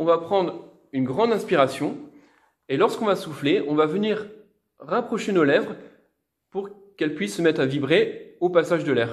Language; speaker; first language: French; native; French